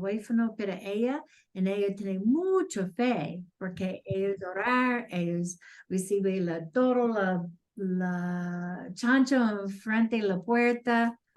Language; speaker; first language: Spanish; non-native, learner; English